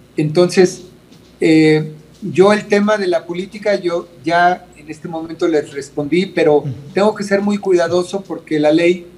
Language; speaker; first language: Spanish; native; Spanish